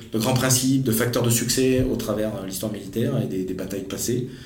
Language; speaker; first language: French; native; French